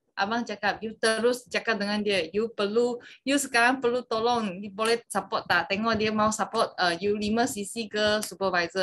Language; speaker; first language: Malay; non-native, local second language; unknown